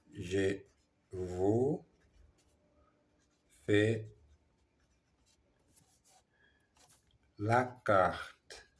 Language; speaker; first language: French; non-native, learner; Portuguese